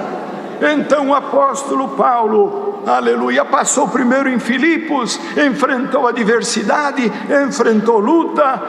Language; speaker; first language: Portuguese; native; Portuguese